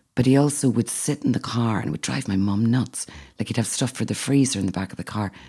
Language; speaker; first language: English; native; English